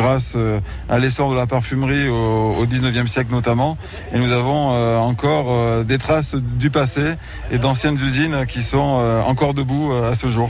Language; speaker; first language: French; native; French